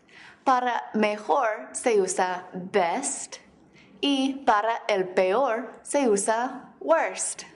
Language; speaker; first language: Spanish; non-native, fluent; English